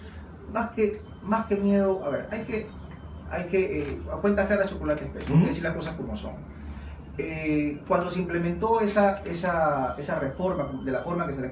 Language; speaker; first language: Spanish; native; Spanish